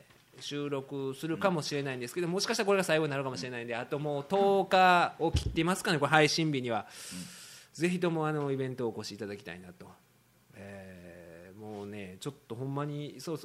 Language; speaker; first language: Japanese; native; Japanese